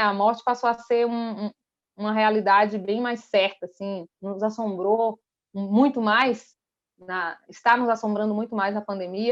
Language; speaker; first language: Portuguese; native; Portuguese